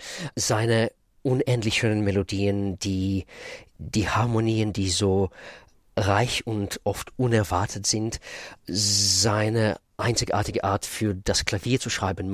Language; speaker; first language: German; non-native, fluent; Russian